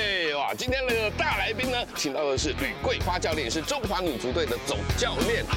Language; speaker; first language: Chinese; native; Chinese